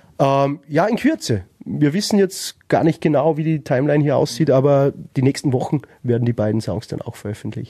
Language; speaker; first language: German; native; German